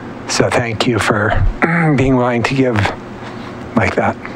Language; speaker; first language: English; native; English